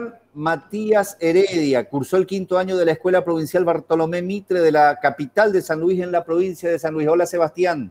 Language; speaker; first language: Spanish; native; Spanish